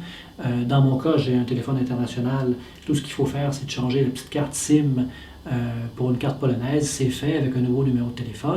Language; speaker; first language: French; native; French